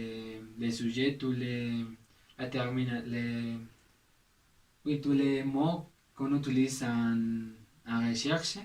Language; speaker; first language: French; non-native, learner; Spanish